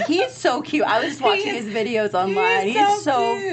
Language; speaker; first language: English; native; English